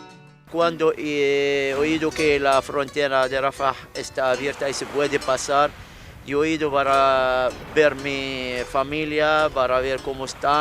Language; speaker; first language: Spanish; non-native, fluent; Arabic